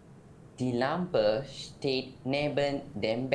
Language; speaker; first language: German; non-native, learner; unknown